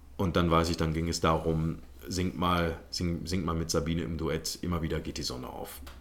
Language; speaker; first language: German; early bilingual, other home language; Arabic